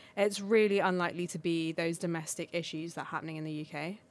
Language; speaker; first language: English; non-native, local second language; Armenian